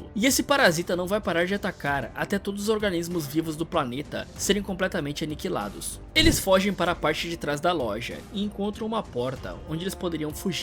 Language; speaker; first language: Portuguese; native; Portuguese